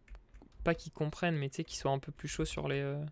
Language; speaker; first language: French; native; French